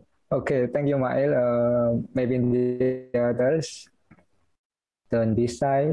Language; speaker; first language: English; non-native, learner; Indonesian